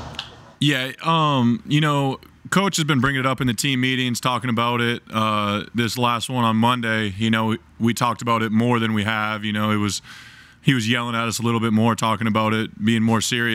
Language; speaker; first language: English; native; English